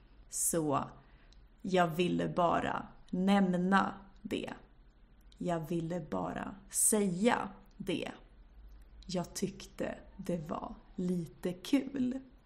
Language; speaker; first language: Swedish; native; Swedish